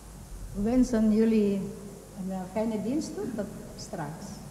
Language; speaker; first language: Dutch; non-native, fluent; Indonesian